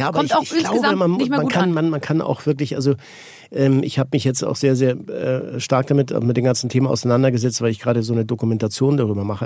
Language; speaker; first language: German; native; German